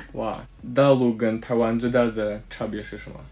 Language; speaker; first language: Chinese; non-native, fluent; Russian